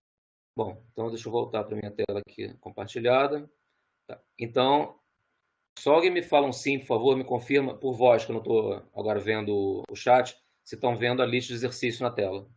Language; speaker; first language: Portuguese; native; Portuguese